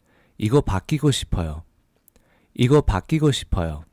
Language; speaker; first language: Korean; non-native, fluent; English